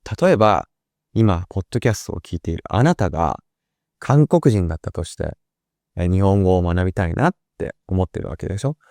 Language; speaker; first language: Japanese; native; Japanese